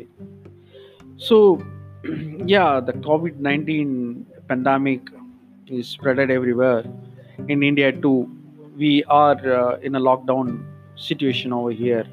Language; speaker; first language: English; non-native, local second language; Malayalam